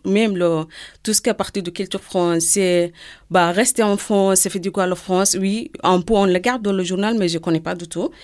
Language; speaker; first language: French; non-native, learner; Arabic